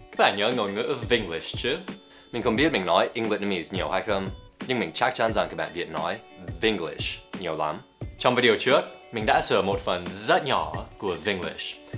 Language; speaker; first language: Vietnamese; non-native, fluent; English